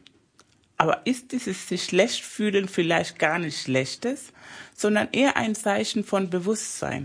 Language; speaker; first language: German; early bilingual, other home language; Spanish